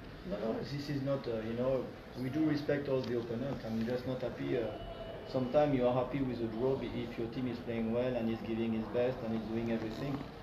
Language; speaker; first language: English; non-native, fluent; French